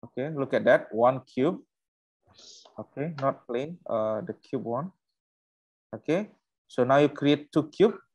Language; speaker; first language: English; non-native, learner; Indonesian